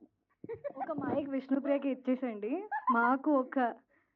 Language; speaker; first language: Telugu; non-native, fluent; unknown